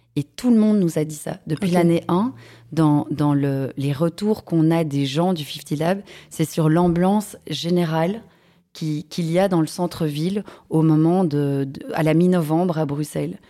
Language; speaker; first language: French; native; French